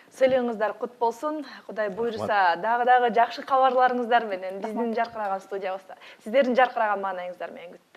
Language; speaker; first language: Kyrgyz; native; Kyrgyz